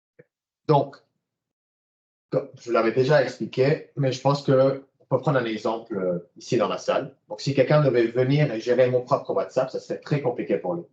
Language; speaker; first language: French; native; French